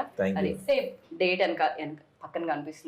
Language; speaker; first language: Telugu; native; Telugu